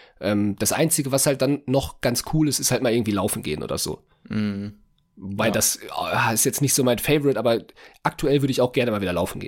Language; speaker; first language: German; native; German